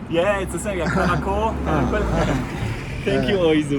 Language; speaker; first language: English; non-native, fluent; German